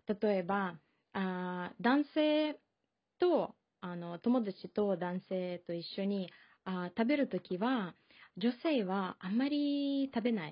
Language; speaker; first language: Japanese; non-native, fluent; Russian